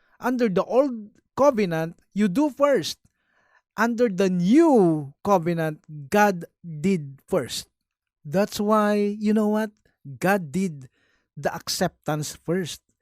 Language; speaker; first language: English; non-native, local second language; Filipino